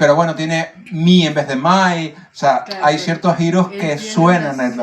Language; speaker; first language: Spanish; native; Spanish